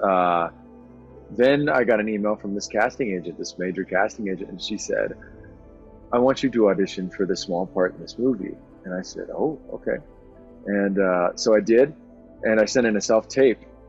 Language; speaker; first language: English; native; English